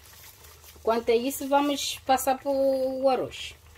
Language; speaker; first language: Portuguese; non-native, local second language; Upper Guinea Crioulo